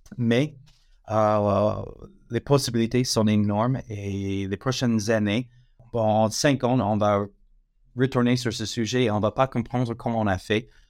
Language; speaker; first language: French; non-native, fluent; English